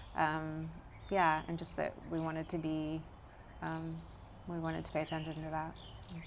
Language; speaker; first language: English; native; English